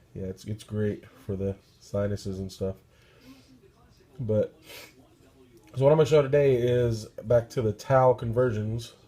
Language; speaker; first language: English; native; English